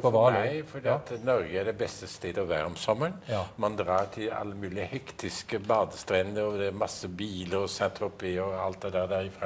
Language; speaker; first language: Norwegian; early bilingual, heritage; Norwegian